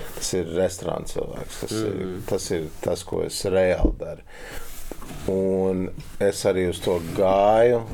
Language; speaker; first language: Latvian; early bilingual, heritage; Latvian